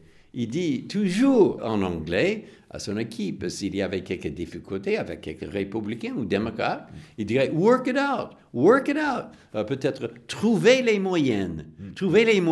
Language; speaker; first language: French; non-native, fluent; English